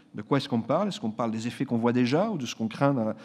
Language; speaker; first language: French; native; French